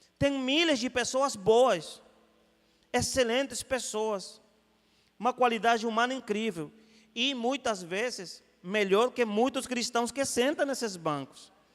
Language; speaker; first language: Portuguese; non-native, fluent; Spanish